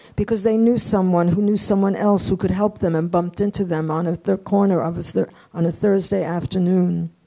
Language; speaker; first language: English; early bilingual, other home language; Polish